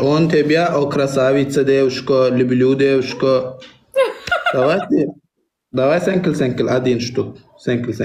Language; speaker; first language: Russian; non-native, learner; Turkmen